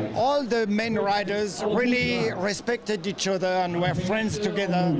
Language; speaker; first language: English; non-native, fluent; French